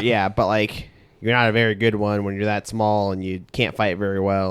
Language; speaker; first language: English; native; English